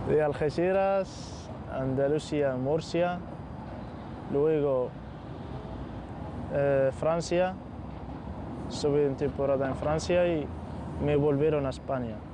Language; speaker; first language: Spanish; non-native, learner; Arabic